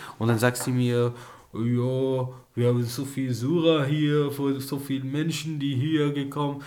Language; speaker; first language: German; non-native, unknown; Arabic